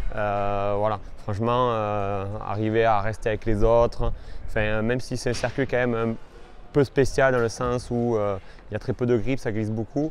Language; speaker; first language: French; native; French